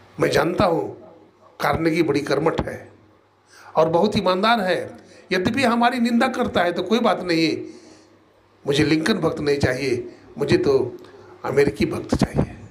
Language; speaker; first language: Hindi; native; Hindi